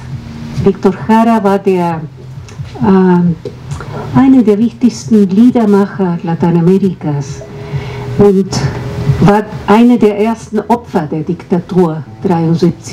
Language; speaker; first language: German; non-native, fluent; Spanish